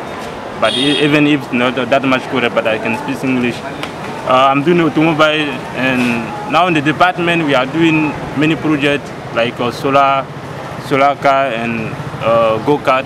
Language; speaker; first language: English; non-native, learner; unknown